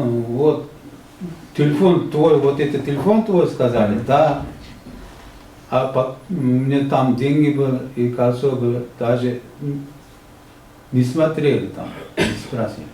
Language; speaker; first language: Russian; non-native, learner; Uzbek